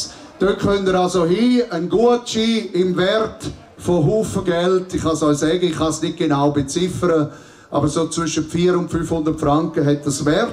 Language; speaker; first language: German; native; German